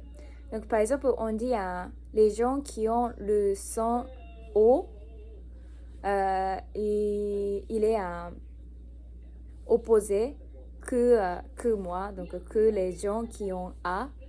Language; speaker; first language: French; non-native, learner; Japanese